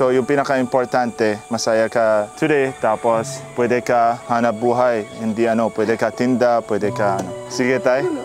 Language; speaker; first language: Filipino; non-native, learner; Arabic